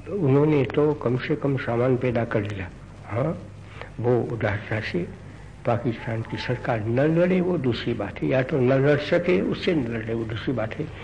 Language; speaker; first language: Hindi; non-native, local second language; Gujarati